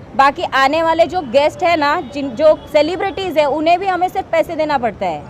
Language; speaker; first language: Hindi; non-native, local second language; Marathi